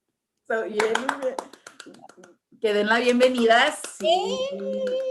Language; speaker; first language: Spanish; early bilingual, heritage; English